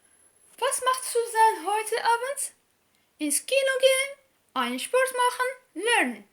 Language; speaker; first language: German; non-native, learner; Arabic